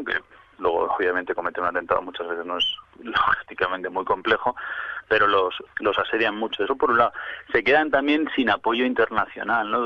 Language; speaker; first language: Spanish; native; Spanish